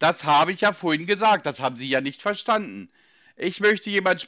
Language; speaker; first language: German; native; German